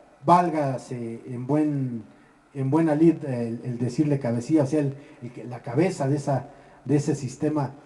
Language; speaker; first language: Spanish; native; Spanish